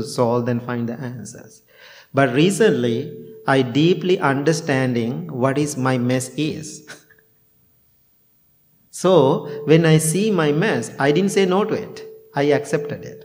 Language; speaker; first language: English; non-native, local second language; Sinhala